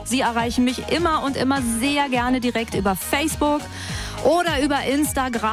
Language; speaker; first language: German; native; German